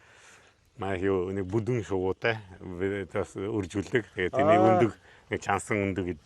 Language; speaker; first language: Mongolian; non-native, fluent; Hungarian